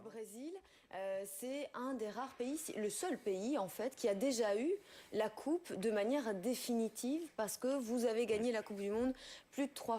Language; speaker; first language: French; native; French